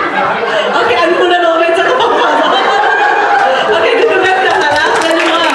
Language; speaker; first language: Norwegian; non-native, fluent; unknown